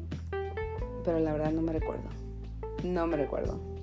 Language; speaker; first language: Spanish; early bilingual, other home language; English